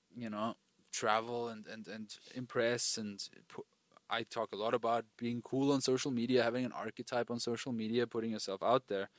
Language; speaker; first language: English; non-native, fluent; German